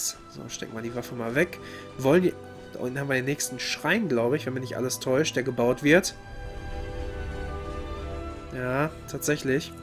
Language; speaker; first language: German; native; German